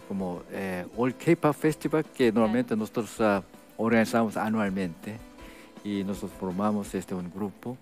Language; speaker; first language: Spanish; non-native, fluent; Korean